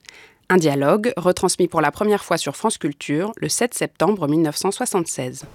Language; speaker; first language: French; native; French